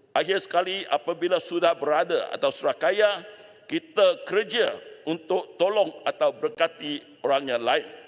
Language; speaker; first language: Malay; non-native, local second language; Chinese